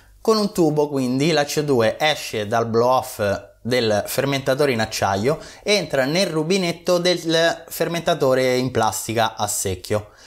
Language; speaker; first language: Italian; native; Italian